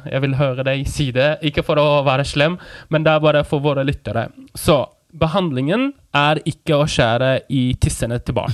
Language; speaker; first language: Norwegian; non-native, fluent; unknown